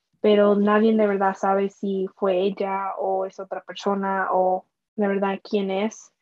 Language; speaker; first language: Spanish; early bilingual, heritage; Spanish